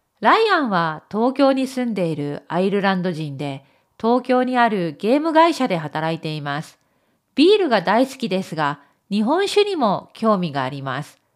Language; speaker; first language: Japanese; native; Japanese